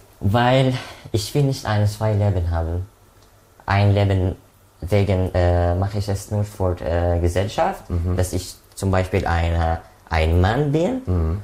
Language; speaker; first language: German; non-native, learner; Arabic